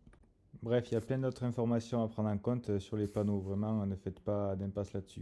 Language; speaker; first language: French; native; French